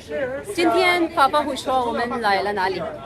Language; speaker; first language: Chinese; non-native, fluent; Urdu